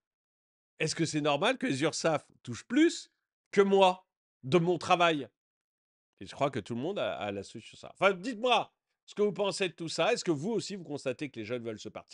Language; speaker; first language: French; native; French